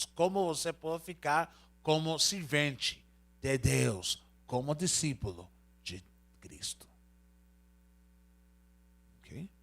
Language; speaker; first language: Portuguese; non-native, learner; Spanish